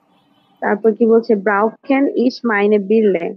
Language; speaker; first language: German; non-native, learner; Bangla